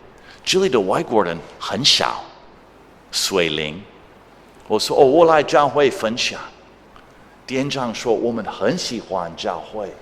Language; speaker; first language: Chinese; non-native, fluent; English